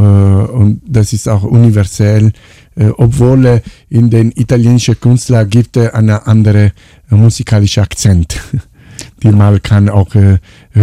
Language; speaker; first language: German; non-native, fluent; Italian